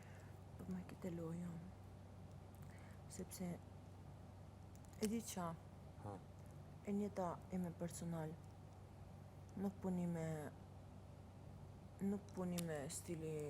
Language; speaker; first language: Albanian; non-native, learner; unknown